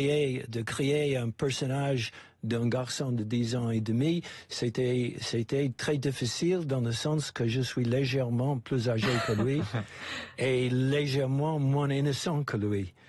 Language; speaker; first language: French; non-native, fluent; English